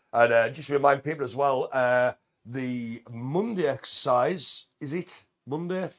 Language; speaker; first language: English; native; English